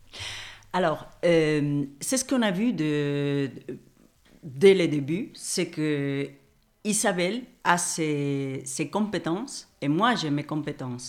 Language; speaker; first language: French; non-native, fluent; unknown